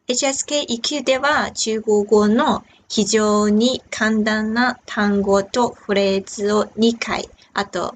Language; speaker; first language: Japanese; non-native, fluent; Chinese